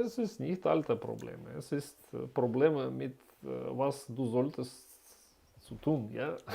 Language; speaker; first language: German; non-native, learner; Russian